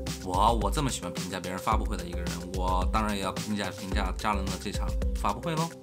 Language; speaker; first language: Chinese; native; Chinese